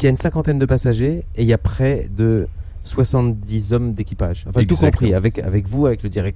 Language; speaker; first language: French; native; French